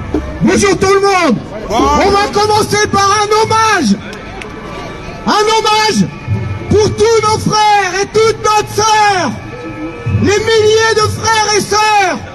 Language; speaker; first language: French; native; French